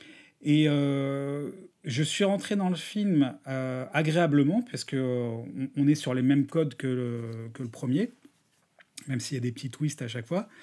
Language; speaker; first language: French; native; French